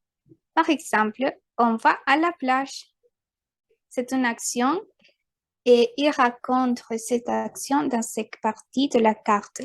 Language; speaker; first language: French; non-native, fluent; Spanish